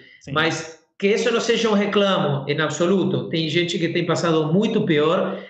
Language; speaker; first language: Portuguese; non-native, fluent; Spanish